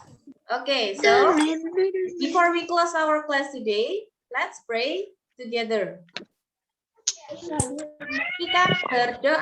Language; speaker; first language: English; non-native, learner; Indonesian